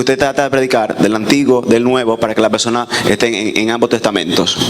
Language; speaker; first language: Spanish; native; Spanish